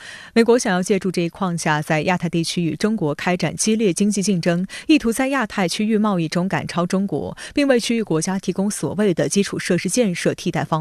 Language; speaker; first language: Chinese; native; Chinese